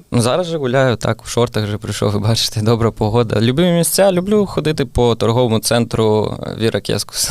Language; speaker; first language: Ukrainian; non-native, local second language; Russian